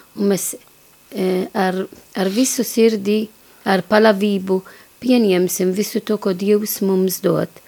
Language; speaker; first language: Latvian; non-native, fluent; Maltese